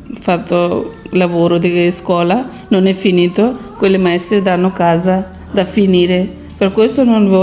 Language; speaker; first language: Italian; non-native, learner; Bangla